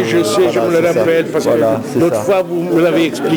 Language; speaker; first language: French; non-native, fluent; Italian